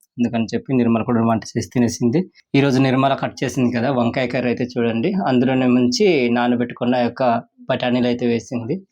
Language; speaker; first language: Telugu; non-native, local second language; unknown